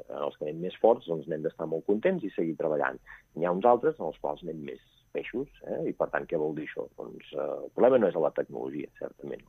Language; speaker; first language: Catalan; native; Catalan